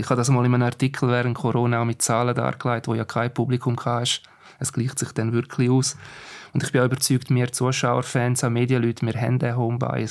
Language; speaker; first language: German; native; German